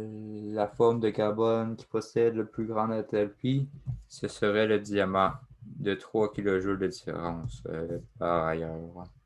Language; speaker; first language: French; native; French